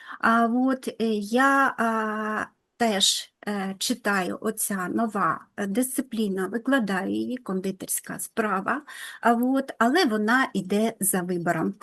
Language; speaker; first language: Ukrainian; non-native, local second language; Russian